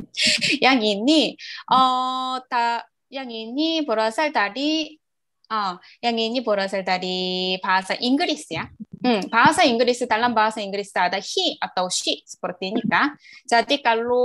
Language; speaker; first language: Indonesian; non-native, learner; Korean